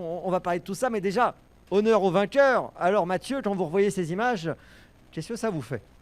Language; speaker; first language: French; native; French